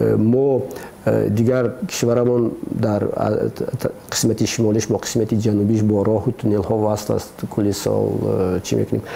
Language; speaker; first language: Persian; native; Persian